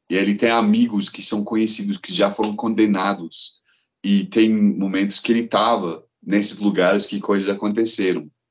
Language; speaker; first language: Portuguese; non-native, fluent; English